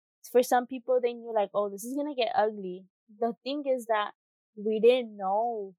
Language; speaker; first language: English; early bilingual, other home language; Spanish